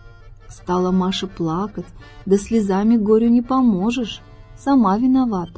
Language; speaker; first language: Russian; native; Russian